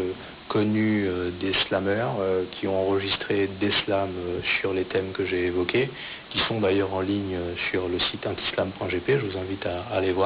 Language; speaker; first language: French; native; French